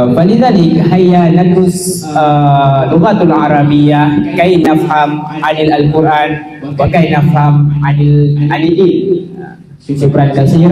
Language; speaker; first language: Arabic; non-native, learner; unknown